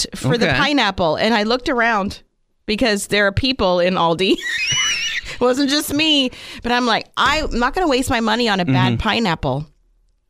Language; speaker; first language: English; native; English